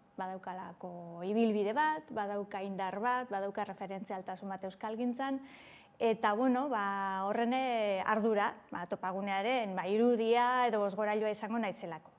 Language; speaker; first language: Basque; native; Basque